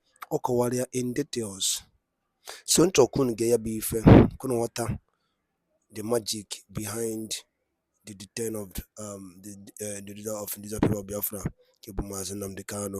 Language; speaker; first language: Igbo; native; Igbo